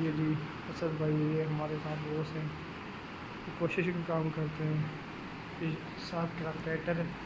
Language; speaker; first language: Urdu; non-native, local second language; Punjabi